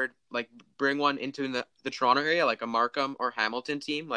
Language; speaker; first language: English; native; English